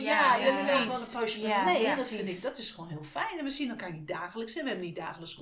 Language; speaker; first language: Dutch; native; Dutch